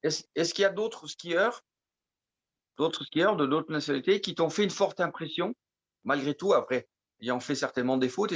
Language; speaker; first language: French; native; French